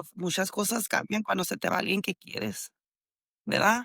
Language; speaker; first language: Spanish; early bilingual, heritage; Spanish